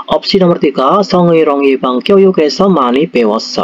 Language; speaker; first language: Korean; non-native, learner; Indonesian